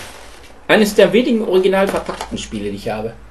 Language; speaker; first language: German; native; German